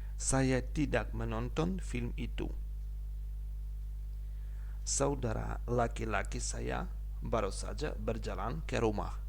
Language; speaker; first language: Indonesian; non-native, fluent; Ukrainian